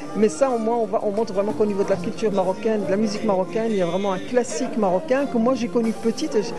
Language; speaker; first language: French; early bilingual, other home language; Arabic